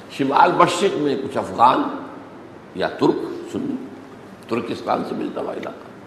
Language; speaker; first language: Urdu; native; Urdu